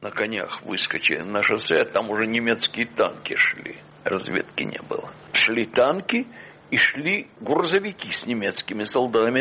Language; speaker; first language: Russian; native; Russian